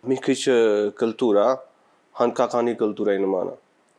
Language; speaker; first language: Armenian; non-native, learner; Punjabi